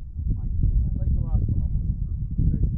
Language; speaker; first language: English; native; English